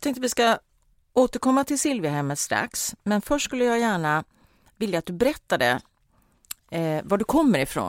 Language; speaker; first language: Swedish; native; Swedish